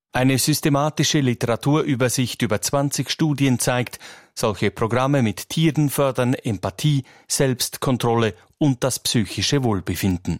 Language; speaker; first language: German; native; German